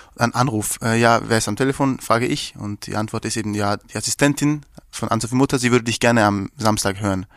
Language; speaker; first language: German; early bilingual, other home language; Persian